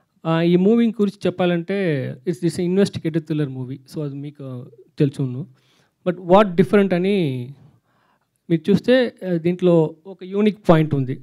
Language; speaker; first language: Telugu; non-native, fluent; Tamil